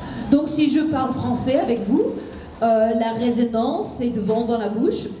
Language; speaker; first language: French; non-native, fluent; English